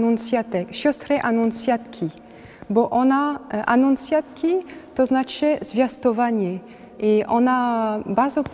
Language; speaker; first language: Polish; non-native, learner; French